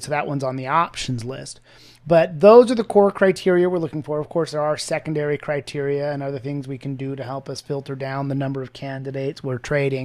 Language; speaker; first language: English; native; English